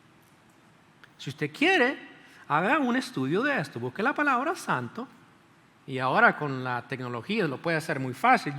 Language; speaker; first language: Spanish; native; Spanish